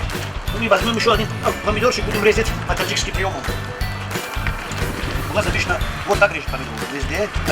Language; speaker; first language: Russian; non-native, local second language; Tajik